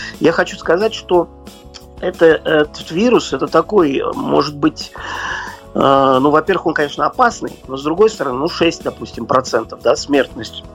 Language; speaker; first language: Russian; native; Russian